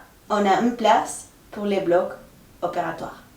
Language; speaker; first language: French; non-native, fluent; Spanish